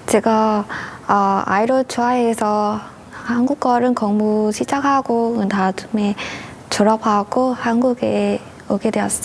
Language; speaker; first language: Korean; non-native, learner; Vietnamese